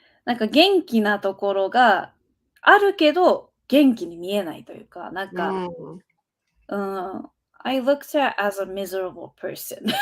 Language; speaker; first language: Japanese; native; Japanese